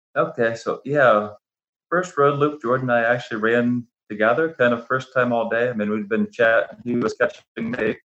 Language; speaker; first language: English; native; English